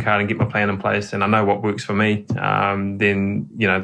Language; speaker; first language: English; native; English